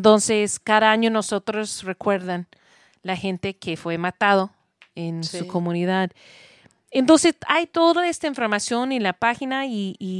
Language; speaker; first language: Spanish; non-native, learner; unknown